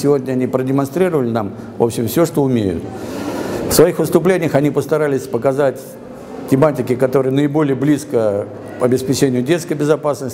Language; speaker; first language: Russian; native; Russian